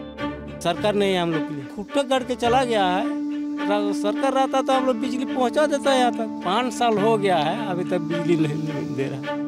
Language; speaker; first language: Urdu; non-native, local second language; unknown